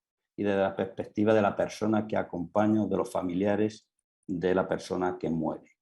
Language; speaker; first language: Spanish; native; Spanish